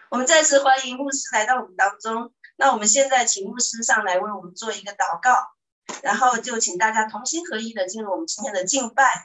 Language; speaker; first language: Chinese; native; Chinese